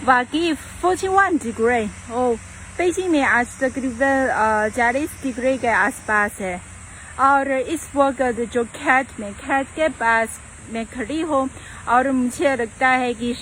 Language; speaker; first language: Urdu; non-native, fluent; Chinese